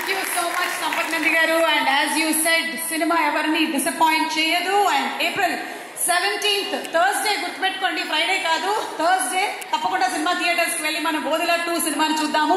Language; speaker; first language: Telugu; native; Telugu